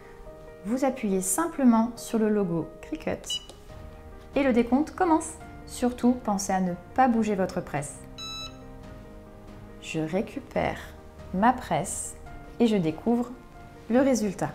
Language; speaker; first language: French; native; French